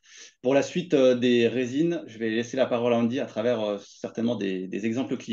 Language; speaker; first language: French; native; French